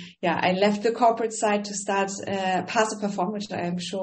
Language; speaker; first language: English; non-native, fluent; German